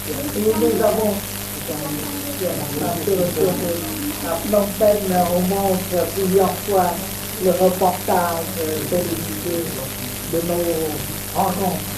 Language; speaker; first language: French; non-native, learner; Khmer